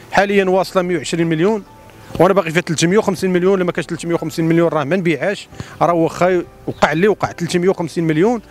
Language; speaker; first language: Arabic; native; Arabic